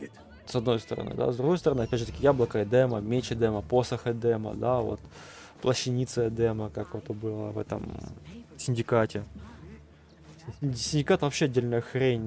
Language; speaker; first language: Russian; native; Russian